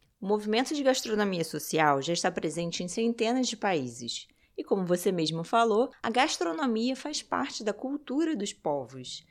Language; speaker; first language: Portuguese; native; Portuguese